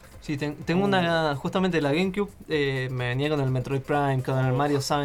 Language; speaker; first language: Spanish; native; Spanish